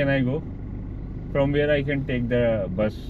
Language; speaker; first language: English; non-native, local second language; Urdu